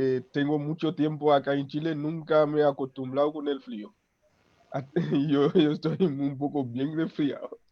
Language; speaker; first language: Spanish; non-native, local second language; Haitian Creole